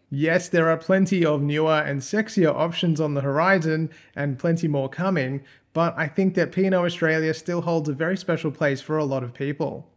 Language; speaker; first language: English; native; English